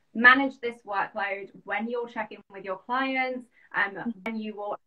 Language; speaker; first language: English; native; English